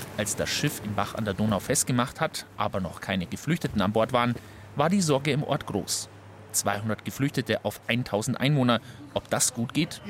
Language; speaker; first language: German; native; German